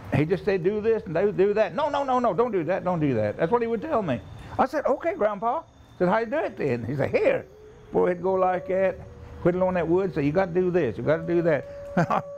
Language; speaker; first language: English; native; English